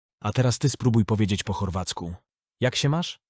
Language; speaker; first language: Polish; native; Polish